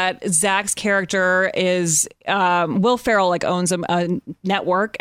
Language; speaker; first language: English; native; English